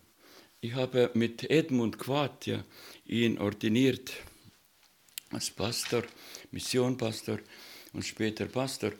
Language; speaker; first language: German; non-native, fluent; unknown